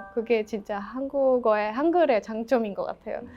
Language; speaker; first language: Korean; non-native, fluent; Estonian